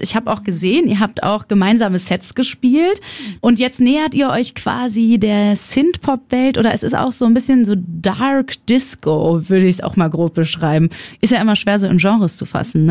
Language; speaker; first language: German; native; German